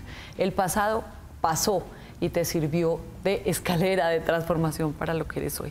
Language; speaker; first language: Spanish; native; Spanish